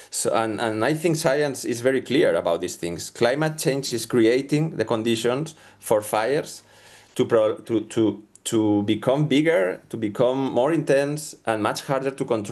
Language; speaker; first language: English; non-native, fluent; Spanish